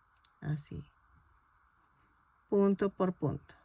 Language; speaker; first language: Spanish; native; Spanish